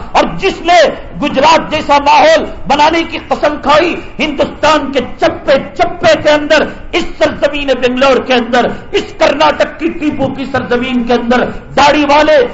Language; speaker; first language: Urdu; native; Urdu